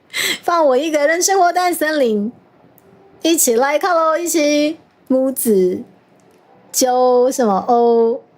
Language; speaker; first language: Chinese; native; Chinese